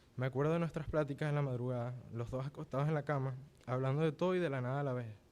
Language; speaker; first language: Spanish; early bilingual, other home language; English